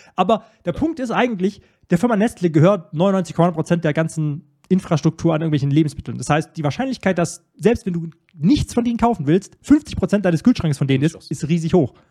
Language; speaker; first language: German; native; German